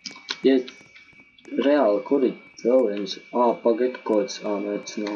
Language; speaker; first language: Latvian; native; Latvian